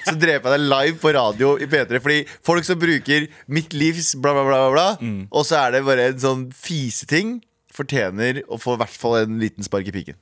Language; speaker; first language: Norwegian; early bilingual, other home language; Kurdish